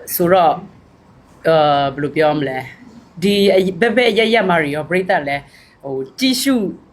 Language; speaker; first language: Burmese; native; Burmese